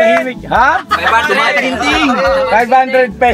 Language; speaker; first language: Filipino; native; Filipino